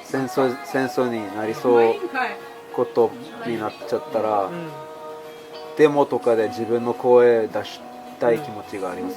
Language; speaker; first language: Japanese; non-native, fluent; Icelandic